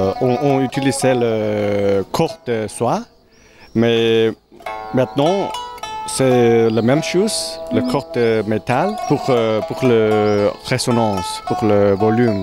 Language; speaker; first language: French; non-native, learner; Chinese